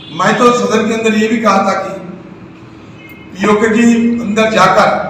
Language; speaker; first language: Hindi; non-native, local second language; Bangla